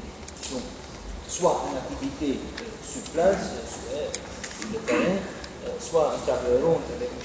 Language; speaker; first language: French; non-native, fluent; Dutch